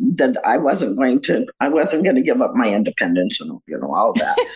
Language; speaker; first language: English; native; English